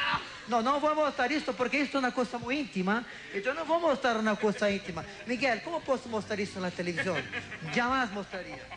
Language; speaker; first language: Spanish; non-native, learner; Portuguese